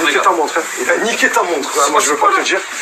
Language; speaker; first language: French; native; French